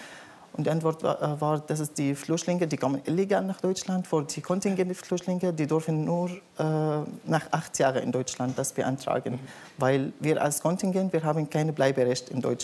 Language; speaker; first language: German; non-native, learner; Arabic